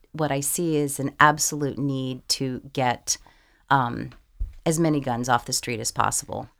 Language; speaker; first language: English; native; English